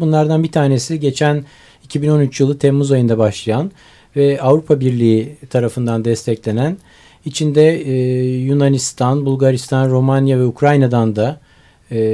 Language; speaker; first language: Turkish; native; Turkish